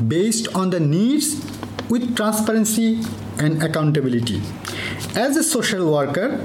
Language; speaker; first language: English; non-native, local second language; Bangla